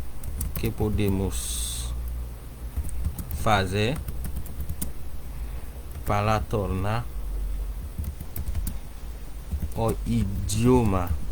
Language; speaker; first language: Portuguese; non-native, learner; Haitian Creole